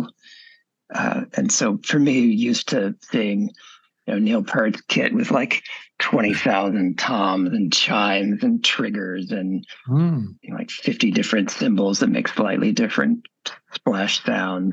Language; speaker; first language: English; native; English